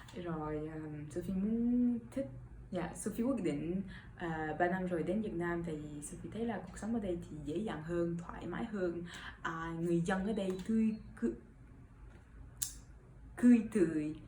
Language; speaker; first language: Vietnamese; early bilingual, heritage; French